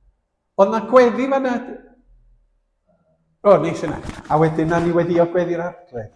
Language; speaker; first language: Welsh; native; Welsh